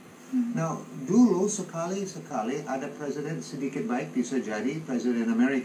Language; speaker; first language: Indonesian; non-native, fluent; English